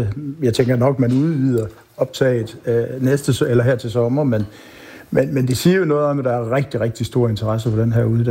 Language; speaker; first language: Danish; native; Danish